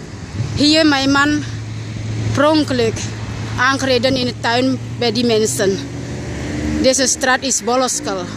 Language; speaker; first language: Dutch; non-native, learner; Balinese